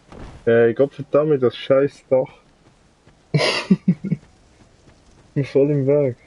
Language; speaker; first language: German; native; German